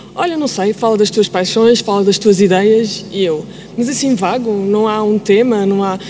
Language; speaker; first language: Portuguese; early bilingual, heritage; Portuguese